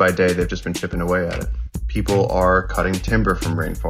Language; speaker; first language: English; native; English